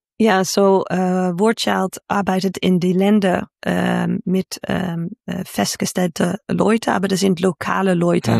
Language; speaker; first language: German; non-native, fluent; Dutch